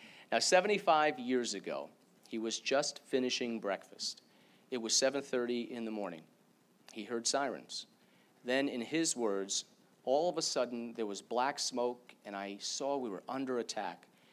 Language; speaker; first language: English; native; English